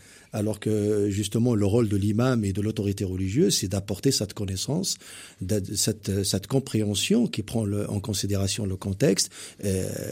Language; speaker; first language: French; non-native, local second language; Arabic